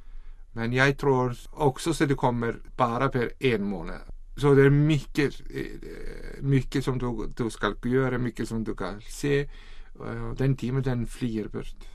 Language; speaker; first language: Swedish; non-native, learner; Icelandic